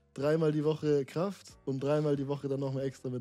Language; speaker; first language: German; native; German